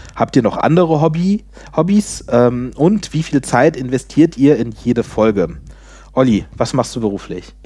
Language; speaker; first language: German; native; German